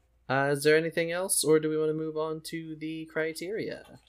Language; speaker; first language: English; native; English